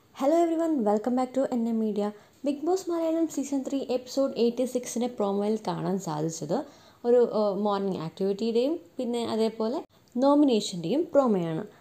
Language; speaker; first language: Malayalam; native; Malayalam